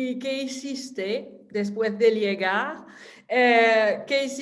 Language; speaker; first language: Spanish; non-native, fluent; French